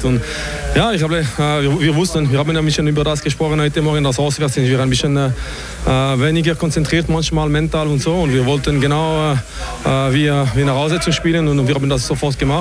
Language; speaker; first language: German; non-native, local second language; French